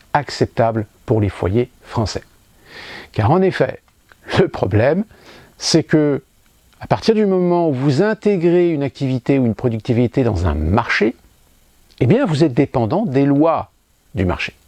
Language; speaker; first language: French; native; French